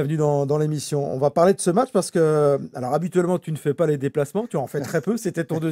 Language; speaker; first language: French; native; French